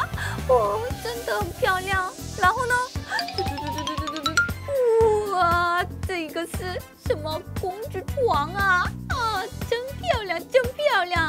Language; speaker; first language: Chinese; non-native, fluent; Korean